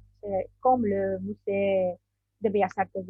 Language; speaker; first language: French; non-native, learner; Spanish